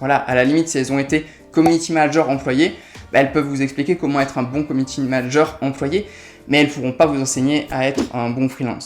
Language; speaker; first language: French; native; French